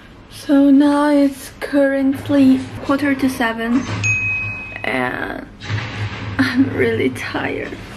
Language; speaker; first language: English; non-native, learner; Chinese